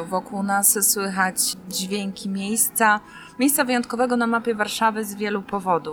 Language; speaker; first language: Polish; native; Polish